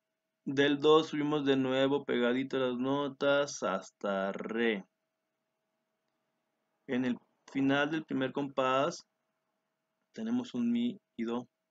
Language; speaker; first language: Spanish; native; Spanish